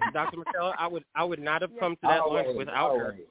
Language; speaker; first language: English; early bilingual, other home language; Haitian Creole